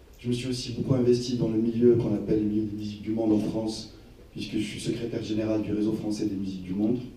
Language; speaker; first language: French; non-native, local second language; Arabic